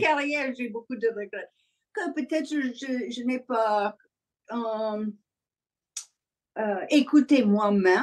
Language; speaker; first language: French; non-native, learner; English